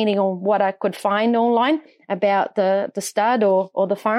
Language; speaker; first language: English; non-native, fluent; Portuguese